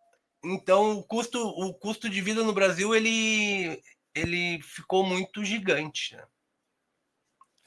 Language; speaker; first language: Portuguese; native; Portuguese